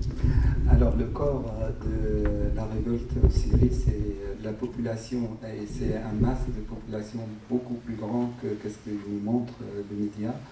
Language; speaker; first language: French; non-native, fluent; Arabic